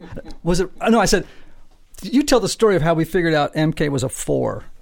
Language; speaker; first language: English; native; English